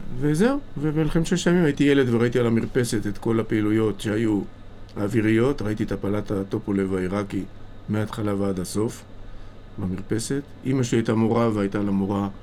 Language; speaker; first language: Hebrew; native; Hebrew